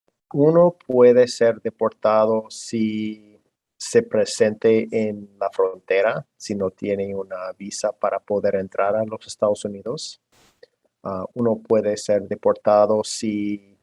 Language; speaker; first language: Spanish; non-native, fluent; English